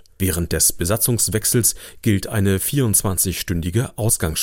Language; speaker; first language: German; native; German